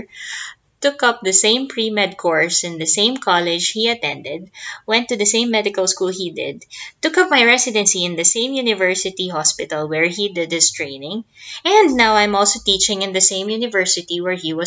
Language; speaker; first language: English; non-native, local second language; Filipino